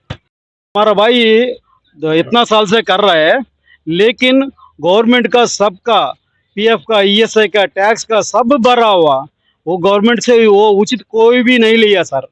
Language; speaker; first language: Hindi; non-native, local second language; Telugu